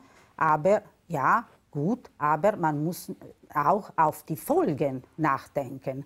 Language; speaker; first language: German; non-native, local second language; Italian